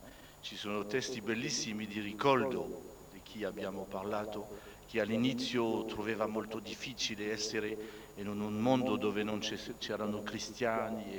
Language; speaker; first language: Italian; non-native, fluent; French